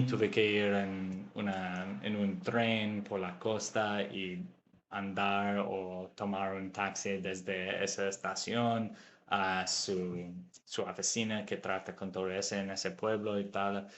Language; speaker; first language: Spanish; non-native, fluent; English